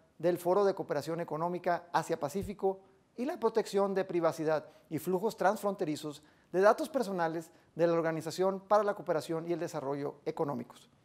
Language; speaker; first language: Spanish; native; Spanish